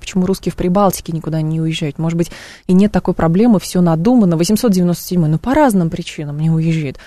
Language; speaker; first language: Russian; native; Russian